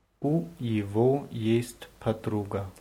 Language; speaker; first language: Russian; non-native, learner; German